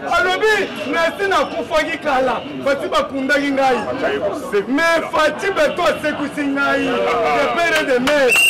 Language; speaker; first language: Lingala; native; Lingala